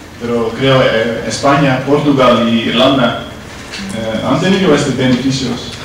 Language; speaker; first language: Spanish; non-native, learner; Dutch